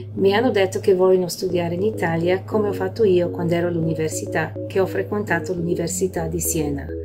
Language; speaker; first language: Italian; early bilingual, heritage; Italian